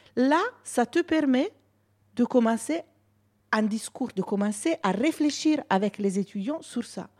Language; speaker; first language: French; non-native, fluent; Italian